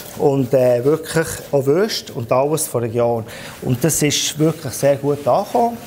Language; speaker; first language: German; non-native, fluent; Italian